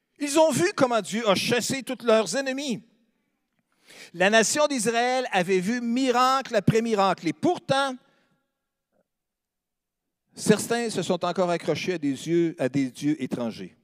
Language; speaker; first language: French; native; French